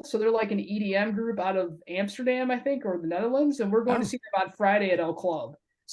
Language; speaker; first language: English; native; English